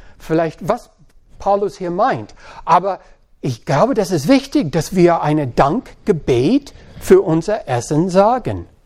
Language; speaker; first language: German; non-native, fluent; English